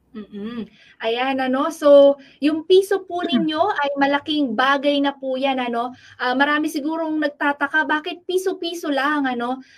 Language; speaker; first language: Filipino; non-native, local second language; Pampanga